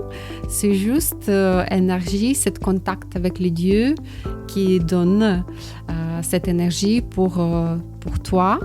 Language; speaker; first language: French; non-native, learner; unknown